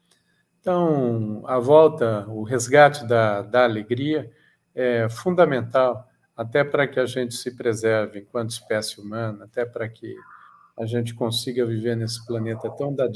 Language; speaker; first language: Portuguese; native; Portuguese